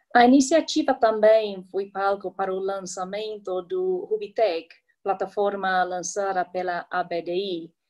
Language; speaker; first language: Portuguese; non-native, fluent; English